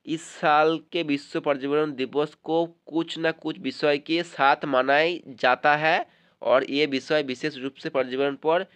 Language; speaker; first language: Hindi; non-native, local second language; Bangla